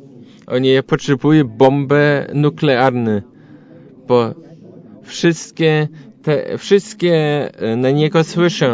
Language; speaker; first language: Polish; non-native, learner; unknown